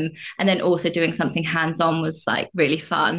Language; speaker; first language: English; native; English